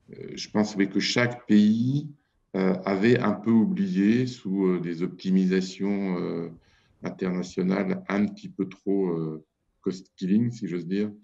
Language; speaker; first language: French; native; French